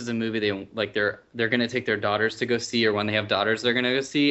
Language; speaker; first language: English; native; English